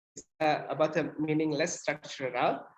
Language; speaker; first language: English; non-native, learner; Indonesian